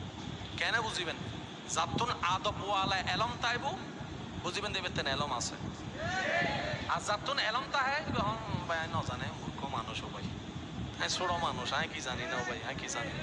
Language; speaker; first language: Bangla; non-native, local second language; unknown